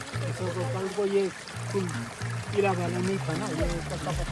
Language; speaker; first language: Hindi; non-native, learner; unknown